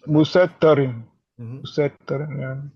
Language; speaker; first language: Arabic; non-native, learner; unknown